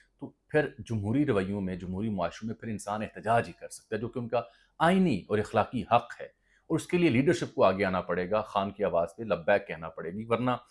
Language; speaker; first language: Urdu; native; Urdu